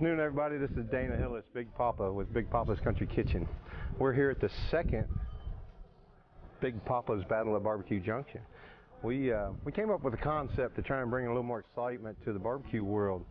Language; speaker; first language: English; native; English